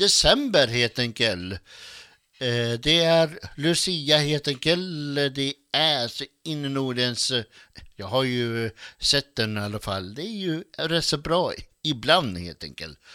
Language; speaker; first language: Swedish; native; Swedish